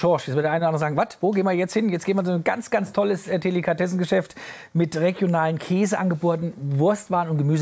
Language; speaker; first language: German; native; German